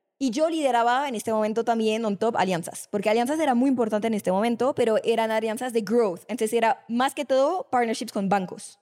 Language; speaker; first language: Spanish; non-native, fluent; French